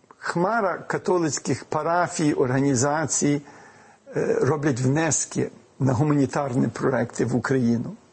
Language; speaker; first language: Ukrainian; early bilingual, heritage; Ukrainian